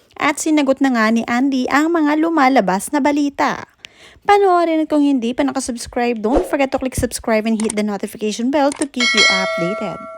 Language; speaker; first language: Filipino; native; Filipino